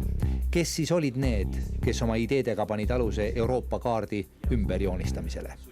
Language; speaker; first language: Estonian; native; Estonian